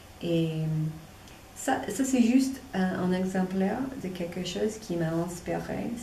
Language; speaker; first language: French; non-native, fluent; English